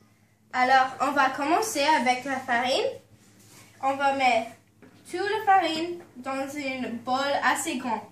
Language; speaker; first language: French; non-native, learner; English